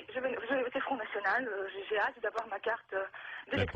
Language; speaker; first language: French; non-native, fluent; Russian